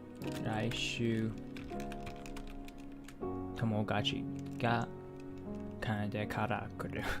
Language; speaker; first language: Japanese; non-native, learner; English